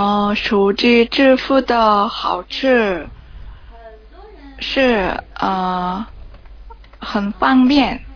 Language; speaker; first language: Chinese; non-native, learner; Korean